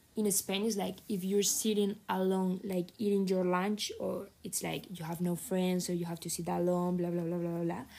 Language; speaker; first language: English; non-native, fluent; Spanish